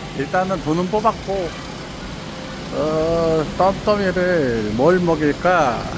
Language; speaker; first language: Korean; native; Korean